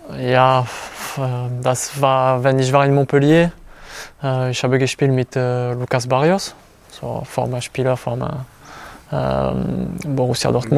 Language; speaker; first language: German; non-native, learner; French